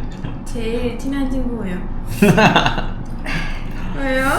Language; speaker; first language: Korean; non-native, local second language; Vietnamese